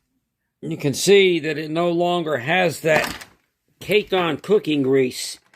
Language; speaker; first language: English; native; English